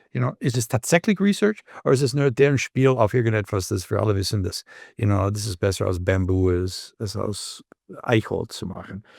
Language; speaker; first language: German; non-native, learner; English